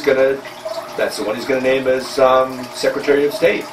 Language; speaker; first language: English; native; English